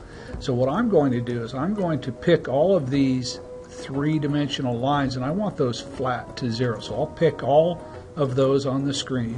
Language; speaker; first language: English; native; English